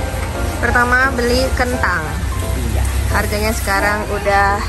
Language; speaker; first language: Indonesian; native; Indonesian